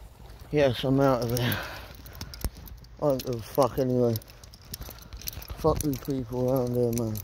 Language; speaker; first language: English; native; English